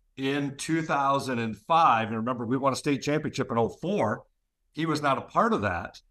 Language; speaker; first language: English; native; English